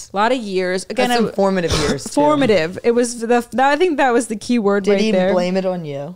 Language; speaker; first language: English; native; English